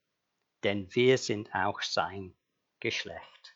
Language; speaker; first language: German; non-native, fluent; English